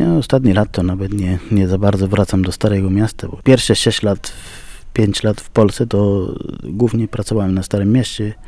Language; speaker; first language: Polish; non-native, fluent; Spanish